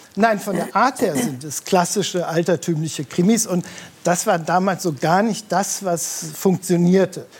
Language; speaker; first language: German; native; German